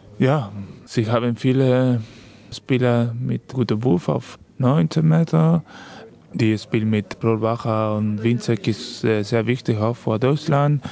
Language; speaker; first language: German; non-native, learner; Spanish